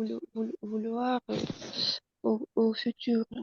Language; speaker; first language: French; non-native, learner; Russian